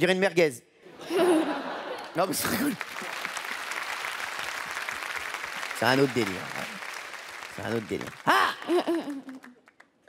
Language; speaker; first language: French; native; French